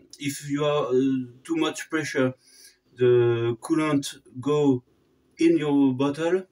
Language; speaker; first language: English; non-native, learner; French